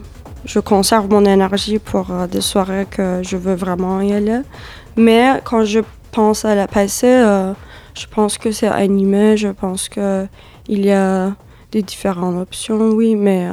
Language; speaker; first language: French; non-native, fluent; Turkish